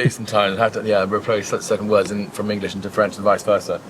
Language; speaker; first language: English; native; English